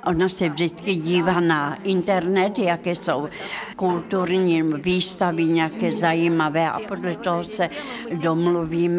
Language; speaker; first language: Czech; non-native, fluent; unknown